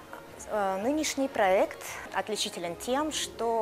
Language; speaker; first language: Russian; native; Russian